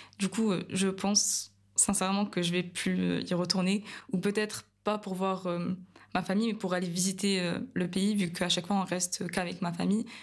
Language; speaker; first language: French; native; French